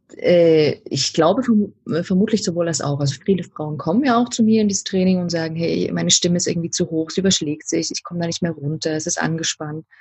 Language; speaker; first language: German; native; German